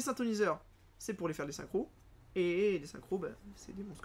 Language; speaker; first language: French; native; French